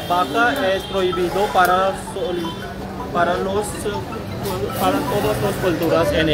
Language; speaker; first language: Spanish; non-native, learner; Hindi